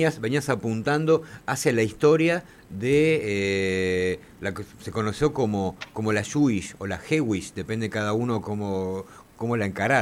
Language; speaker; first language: Spanish; native; Spanish